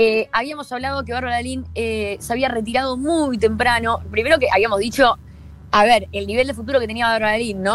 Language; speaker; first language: Spanish; native; Spanish